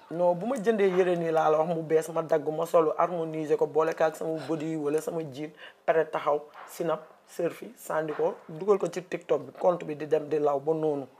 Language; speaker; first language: Wolof; native; Wolof